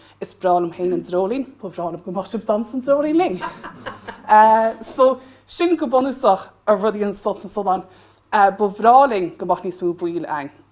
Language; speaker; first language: Irish; non-native, local second language; English